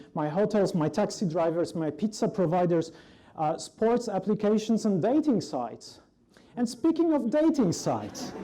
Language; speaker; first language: English; non-native, fluent; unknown